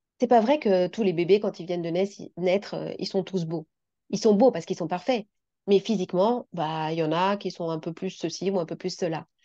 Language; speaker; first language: French; native; French